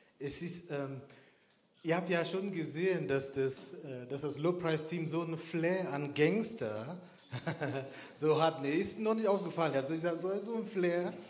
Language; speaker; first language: German; non-native, fluent; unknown